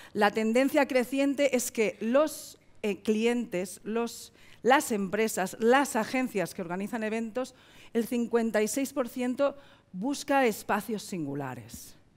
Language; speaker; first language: Spanish; native; Spanish